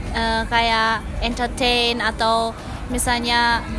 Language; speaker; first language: Indonesian; early bilingual, heritage; Indonesian